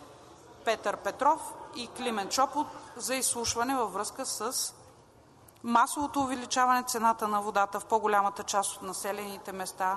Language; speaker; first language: Bulgarian; native; Bulgarian